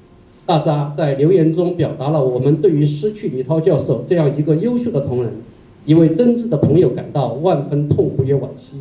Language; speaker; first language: Chinese; native; Chinese